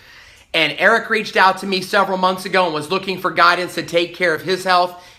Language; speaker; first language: English; native; English